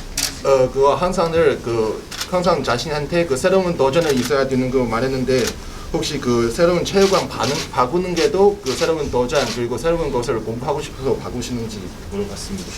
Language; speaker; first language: Korean; non-native, learner; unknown